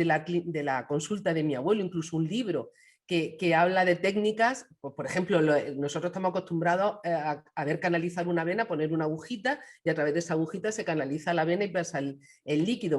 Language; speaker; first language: Spanish; native; Spanish